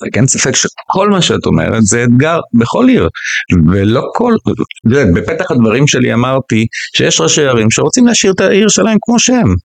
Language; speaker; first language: Hebrew; native; Hebrew